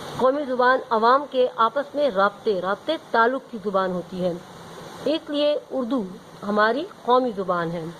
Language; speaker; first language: Urdu; non-native, local second language; Pashto